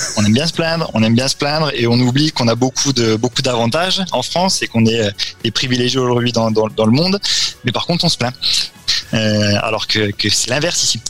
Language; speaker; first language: French; native; French